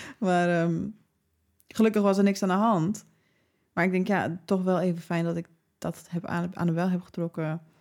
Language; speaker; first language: Dutch; early bilingual, other home language; English